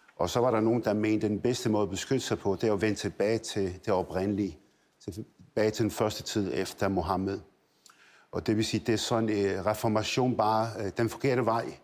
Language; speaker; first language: Danish; early bilingual, other home language; Arabic